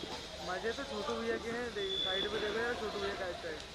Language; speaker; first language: Hindi; native; Hindi